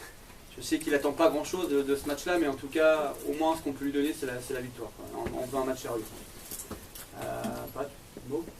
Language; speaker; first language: French; native; French